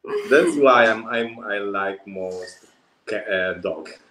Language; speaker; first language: English; non-native, fluent; Italian